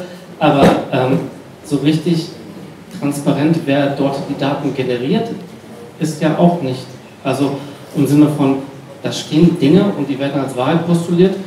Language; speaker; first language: German; native; German